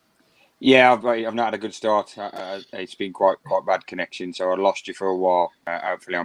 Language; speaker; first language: English; native; English